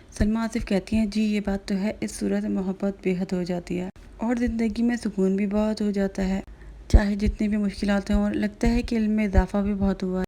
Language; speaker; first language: Urdu; native; Urdu